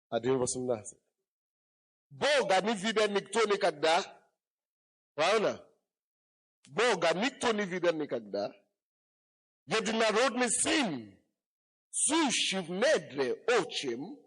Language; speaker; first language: Russian; non-native, fluent; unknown